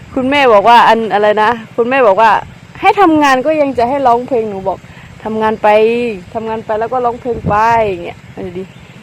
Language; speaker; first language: Thai; non-native, local second language; S'gaw Karen